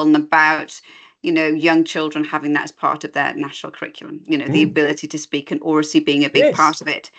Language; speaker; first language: English; native; English